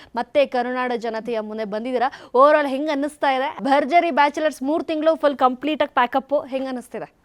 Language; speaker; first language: Kannada; native; Kannada